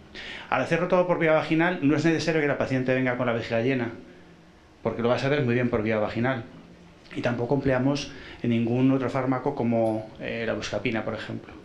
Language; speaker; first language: Spanish; native; Spanish